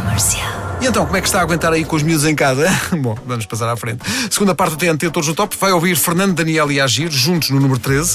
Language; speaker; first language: Portuguese; native; Portuguese